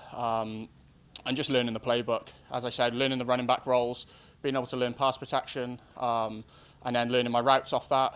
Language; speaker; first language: English; native; English